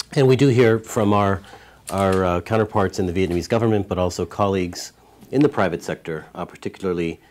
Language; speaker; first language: English; native; English